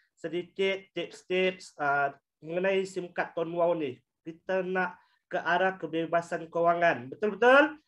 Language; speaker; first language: Malay; native; Malay